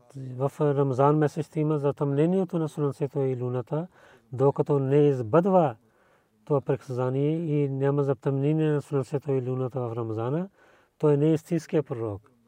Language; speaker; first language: Bulgarian; non-native, learner; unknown